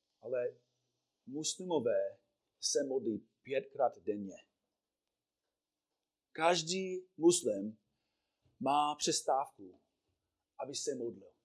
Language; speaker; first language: Czech; non-native, fluent; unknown